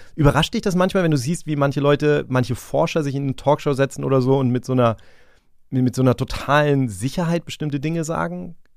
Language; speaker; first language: German; native; German